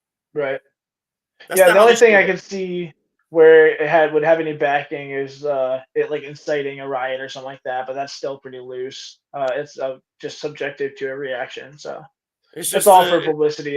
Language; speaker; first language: English; native; English